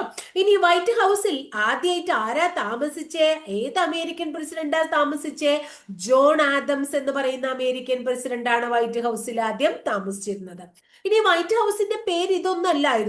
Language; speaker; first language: Malayalam; native; Malayalam